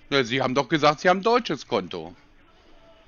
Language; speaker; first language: German; native; German